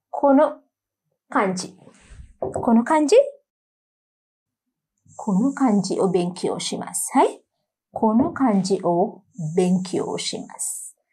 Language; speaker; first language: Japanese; non-native, learner; Sinhala